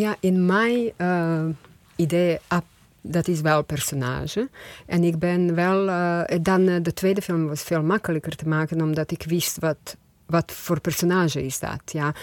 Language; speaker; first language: Dutch; non-native, fluent; Croatian